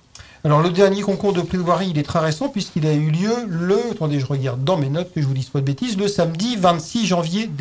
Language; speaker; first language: French; native; French